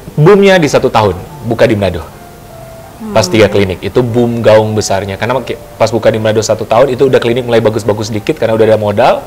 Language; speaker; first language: Indonesian; native; Indonesian